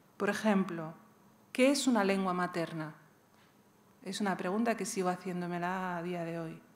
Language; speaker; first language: Spanish; early bilingual, other home language; Riffian